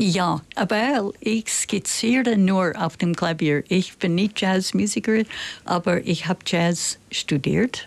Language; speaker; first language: German; non-native, fluent; English